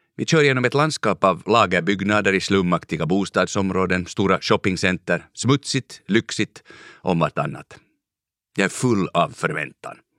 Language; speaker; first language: Swedish; native; Swedish